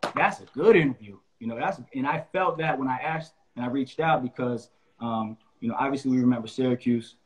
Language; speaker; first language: English; native; English